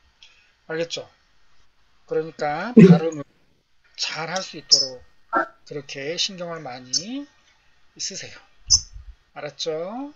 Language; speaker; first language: Korean; native; Korean